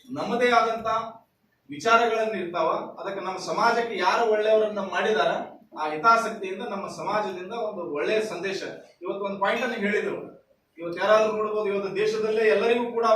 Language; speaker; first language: Kannada; non-native, local second language; Lambadi